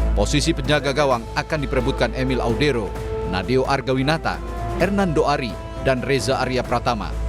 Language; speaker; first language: Indonesian; native; Indonesian